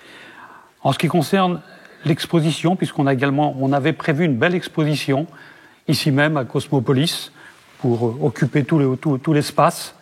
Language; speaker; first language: French; native; French